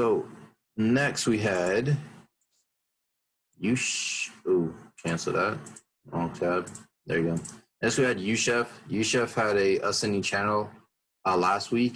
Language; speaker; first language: English; native; English